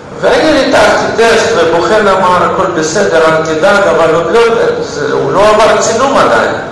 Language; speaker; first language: Hebrew; non-native, fluent; Russian